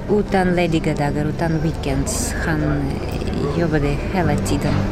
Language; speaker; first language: Swedish; non-native, learner; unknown